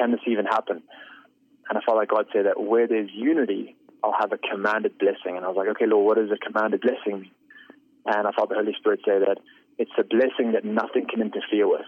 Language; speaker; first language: English; native; English